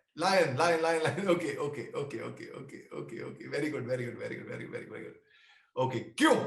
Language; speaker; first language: Hindi; native; Hindi